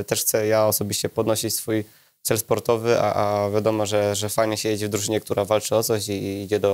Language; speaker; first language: Polish; native; Polish